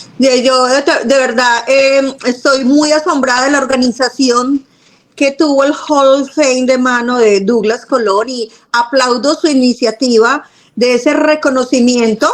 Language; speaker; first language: Spanish; native; Spanish